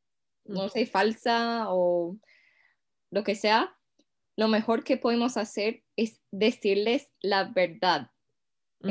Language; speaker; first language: Spanish; non-native, fluent; English